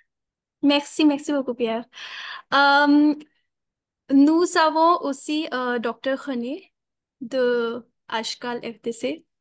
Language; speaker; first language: French; non-native, learner; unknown